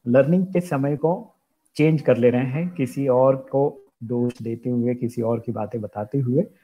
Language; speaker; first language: Hindi; native; Hindi